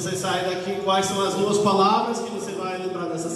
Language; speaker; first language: Portuguese; native; Portuguese